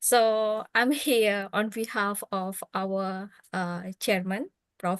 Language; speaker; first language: English; non-native, fluent; Indonesian